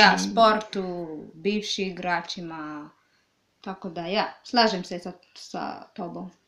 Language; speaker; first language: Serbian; non-native, learner; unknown